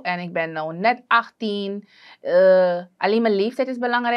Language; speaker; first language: Dutch; native; Dutch